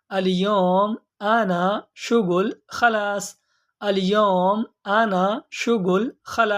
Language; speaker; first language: Arabic; non-native, learner; Hindi